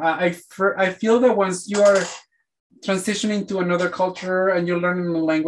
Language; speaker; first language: English; non-native, fluent; Spanish